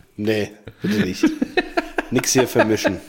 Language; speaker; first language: German; native; German